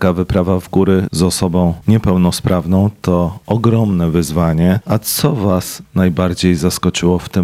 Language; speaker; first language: Polish; native; Polish